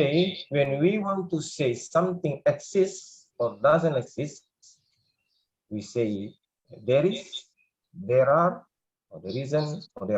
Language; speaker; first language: English; non-native, learner; Indonesian